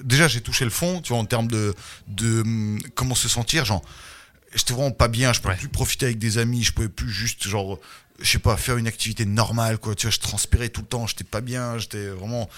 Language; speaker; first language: French; early bilingual, other home language; Russian